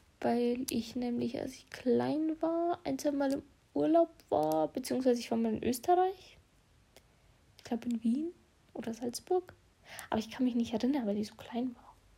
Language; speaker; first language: German; early bilingual, other home language; Russian